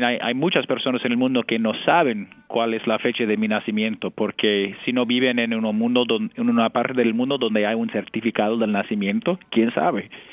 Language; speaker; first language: Spanish; early bilingual, heritage; Spanish